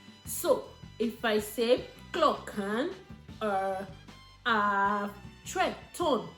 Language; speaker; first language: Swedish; non-native, learner; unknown